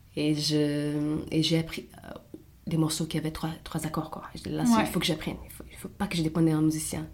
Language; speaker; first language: French; non-native, fluent; Portuguese